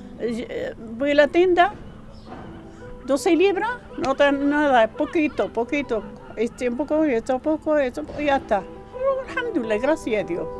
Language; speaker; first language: Spanish; non-native, learner; Arabic